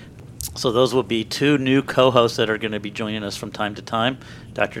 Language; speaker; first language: English; native; English